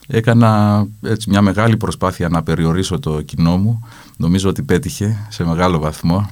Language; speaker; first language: Greek; native; Greek